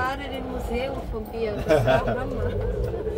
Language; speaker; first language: German; non-native, fluent; Bosnian